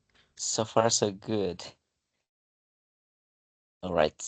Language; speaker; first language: English; non-native, learner; Indonesian